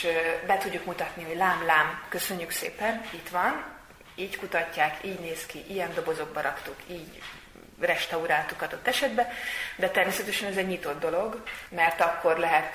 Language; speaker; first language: Hungarian; native; Hungarian